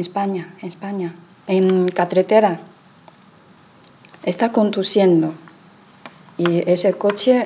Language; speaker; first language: Spanish; non-native, learner; Chinese